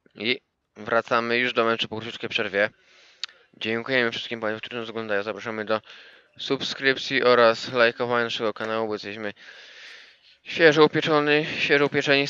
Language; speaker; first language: Polish; native; Polish